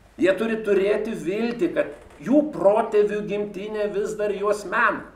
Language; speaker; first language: Lithuanian; native; Lithuanian